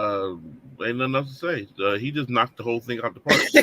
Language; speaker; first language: English; native; English